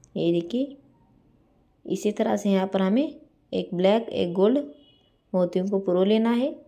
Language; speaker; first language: Hindi; native; Hindi